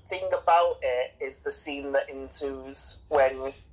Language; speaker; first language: English; native; English